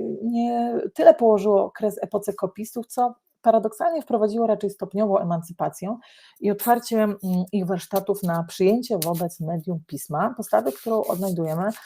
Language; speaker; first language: Polish; native; Polish